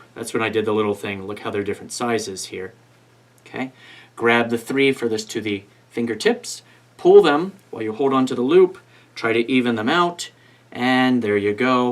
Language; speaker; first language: English; native; English